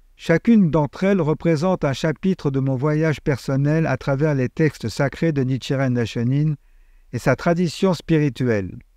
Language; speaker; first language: French; native; French